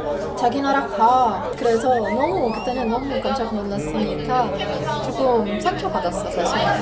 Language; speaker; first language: Korean; non-native, learner; Arabic